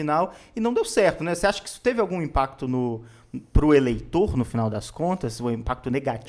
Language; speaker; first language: Portuguese; native; Portuguese